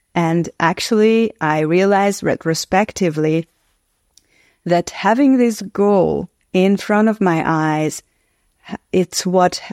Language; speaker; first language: English; non-native, fluent; Hungarian